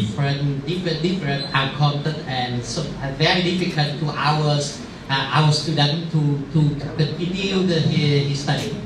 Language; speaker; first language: English; non-native, local second language; Vietnamese